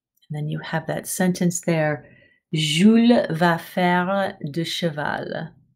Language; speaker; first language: English; native; English